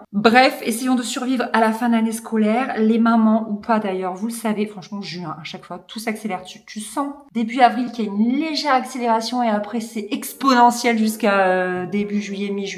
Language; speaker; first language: French; native; French